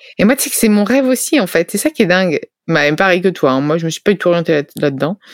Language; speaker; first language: French; native; French